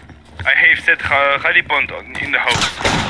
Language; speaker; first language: English; non-native, learner; French